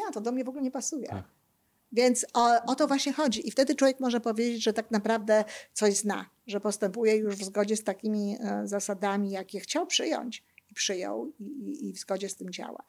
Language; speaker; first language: Polish; native; Polish